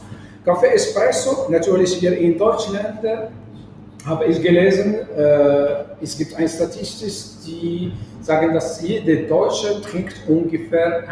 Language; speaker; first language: German; non-native, fluent; Arabic